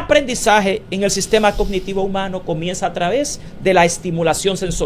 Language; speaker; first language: Spanish; native; Spanish